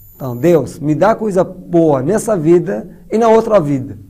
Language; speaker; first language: Portuguese; non-native, fluent; Persian